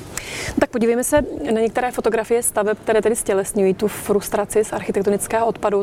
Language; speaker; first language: Czech; native; Czech